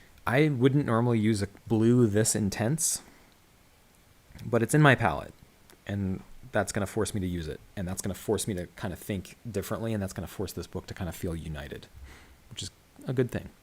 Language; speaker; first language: English; native; English